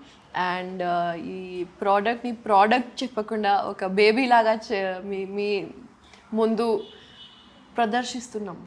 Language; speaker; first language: Telugu; non-native, local second language; Urdu